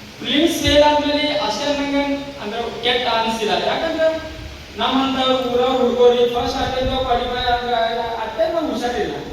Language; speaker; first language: Kannada; non-native, local second language; Marathi